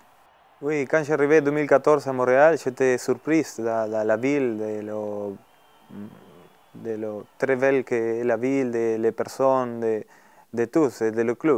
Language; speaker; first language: French; non-native, learner; Spanish